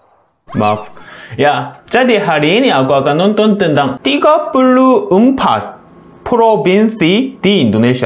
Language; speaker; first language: Indonesian; non-native, learner; Korean